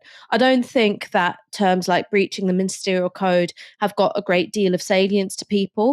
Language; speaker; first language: English; native; English